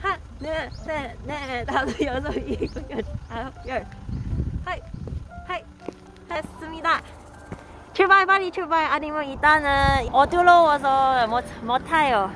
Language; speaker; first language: Korean; non-native, learner; Cantonese